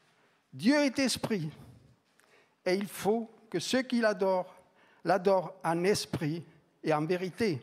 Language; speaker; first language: French; native; French